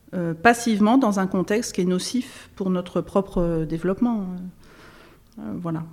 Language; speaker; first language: French; native; French